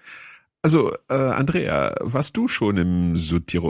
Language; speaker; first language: German; non-native, learner; English